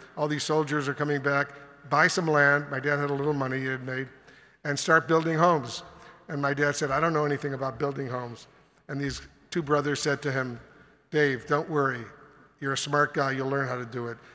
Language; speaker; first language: English; native; English